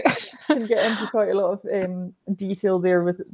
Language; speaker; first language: English; native; English